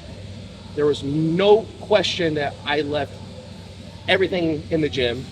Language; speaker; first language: English; native; English